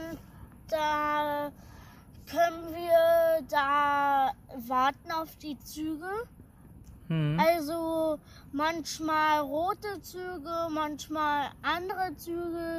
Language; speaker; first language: German; early bilingual, other home language; Urdu